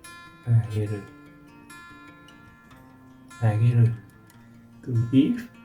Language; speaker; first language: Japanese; non-native, learner; Vietnamese